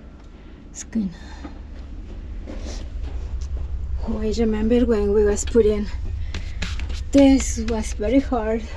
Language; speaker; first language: English; non-native, learner; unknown